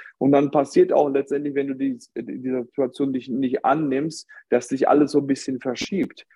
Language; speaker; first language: German; early bilingual, other home language; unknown